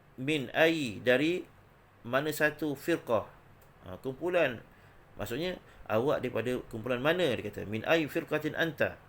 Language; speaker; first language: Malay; native; Malay